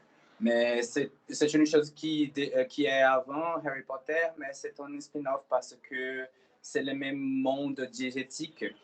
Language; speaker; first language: French; non-native, fluent; Portuguese